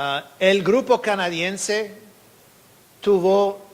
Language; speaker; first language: Spanish; non-native, fluent; English